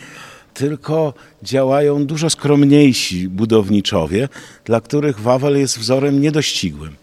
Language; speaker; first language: Polish; native; Polish